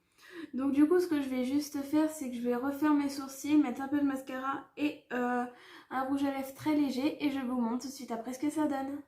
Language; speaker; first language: French; native; French